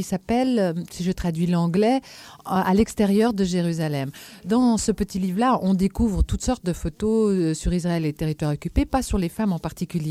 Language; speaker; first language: French; native; French